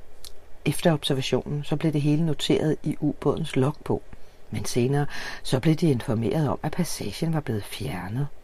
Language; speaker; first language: Danish; native; Danish